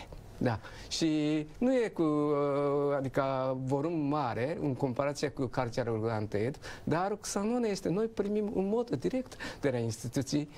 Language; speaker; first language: Romanian; non-native, learner; Japanese